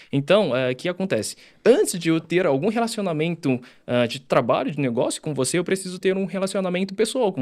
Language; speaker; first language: Portuguese; early bilingual, other home language; Chinese